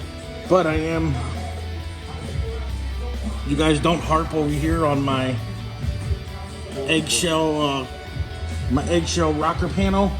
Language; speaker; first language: English; native; English